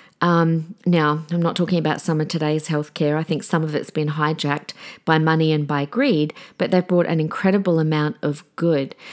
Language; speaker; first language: English; native; English